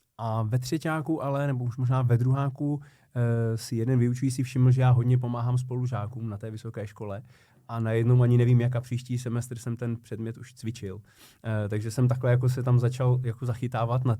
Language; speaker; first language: Czech; native; Czech